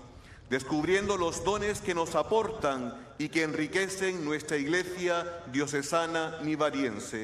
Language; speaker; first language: Spanish; native; Spanish